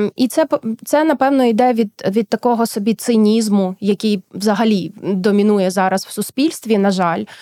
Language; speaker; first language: Ukrainian; early bilingual, heritage; Ukrainian